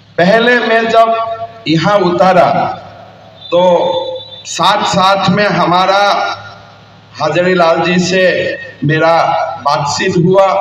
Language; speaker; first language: Hindi; non-native, local second language; Assamese